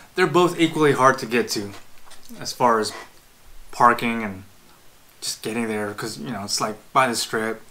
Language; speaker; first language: English; native; English